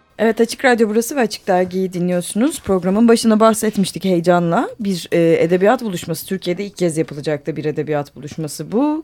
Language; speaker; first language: Turkish; native; Turkish